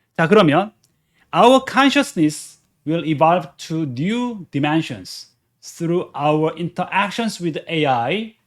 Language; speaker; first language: English; non-native, fluent; Korean